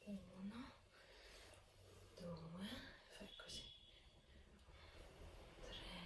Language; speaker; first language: Italian; non-native, learner; Russian